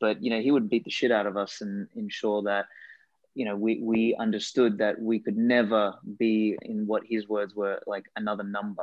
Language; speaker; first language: English; non-native, local second language; Macedonian